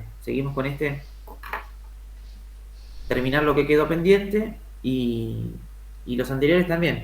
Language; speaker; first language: Spanish; native; Spanish